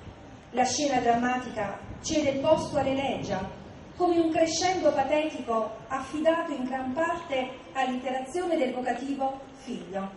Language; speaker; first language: Italian; native; Italian